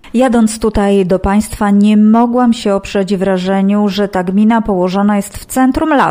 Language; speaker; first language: Polish; native; Polish